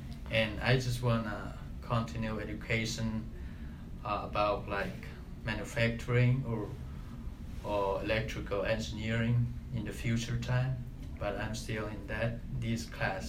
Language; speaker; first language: English; non-native, learner; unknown